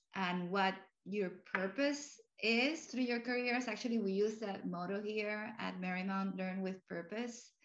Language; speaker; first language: English; non-native, fluent; Spanish